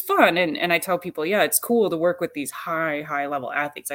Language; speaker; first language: English; native; English